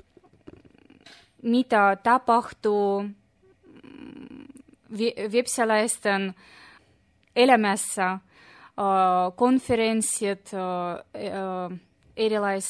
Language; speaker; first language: Finnish; non-native, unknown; Russian